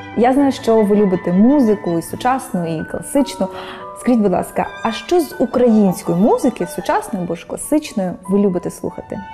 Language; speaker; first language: Ukrainian; native; Ukrainian